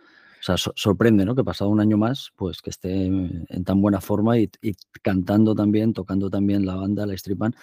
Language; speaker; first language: Spanish; native; Spanish